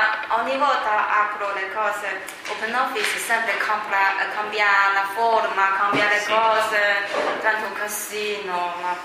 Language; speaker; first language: Italian; non-native, fluent; Chinese